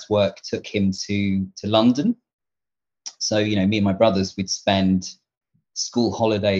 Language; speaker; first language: English; native; English